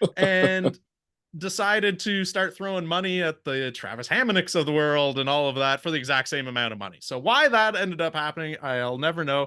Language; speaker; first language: English; native; English